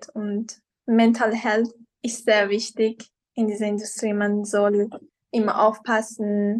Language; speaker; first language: German; non-native, fluent; Persian